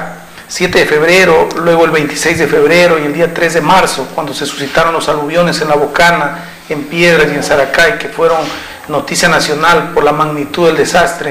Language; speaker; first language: Spanish; native; Spanish